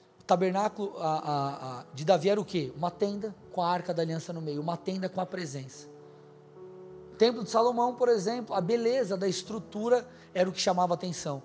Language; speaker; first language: Portuguese; native; Portuguese